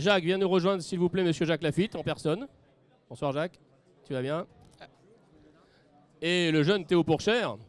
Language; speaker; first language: French; native; French